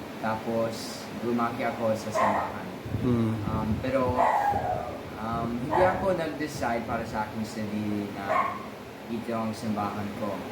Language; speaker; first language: Filipino; non-native, fluent; English